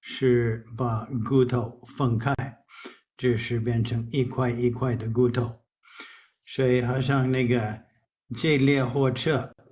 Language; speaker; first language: Chinese; non-native, fluent; English